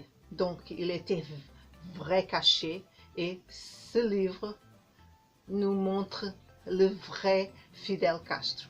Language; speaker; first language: French; non-native, learner; Portuguese